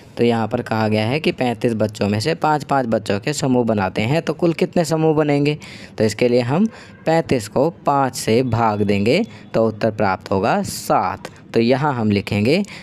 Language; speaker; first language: Hindi; native; Hindi